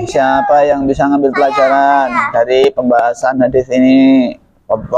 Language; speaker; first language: Indonesian; native; Indonesian